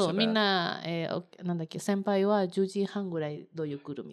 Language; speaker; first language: Japanese; non-native, learner; Spanish